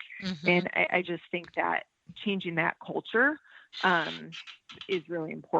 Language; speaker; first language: English; native; English